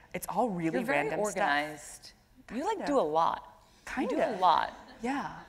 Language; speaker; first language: English; native; English